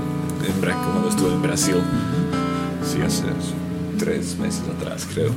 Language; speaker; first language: Spanish; non-native, fluent; Slovak